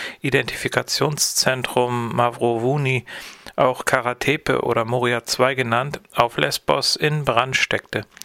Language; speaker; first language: German; native; German